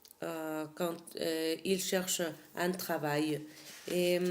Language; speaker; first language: French; non-native, fluent; Spanish